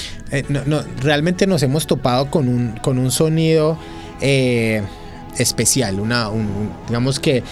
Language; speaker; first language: Spanish; native; Spanish